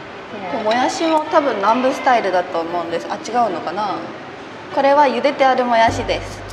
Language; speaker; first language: Japanese; native; Japanese